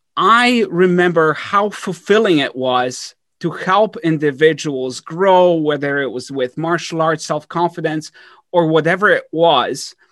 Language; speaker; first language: English; early bilingual, other home language; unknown